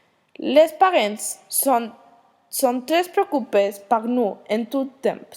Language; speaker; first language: French; non-native, learner; Spanish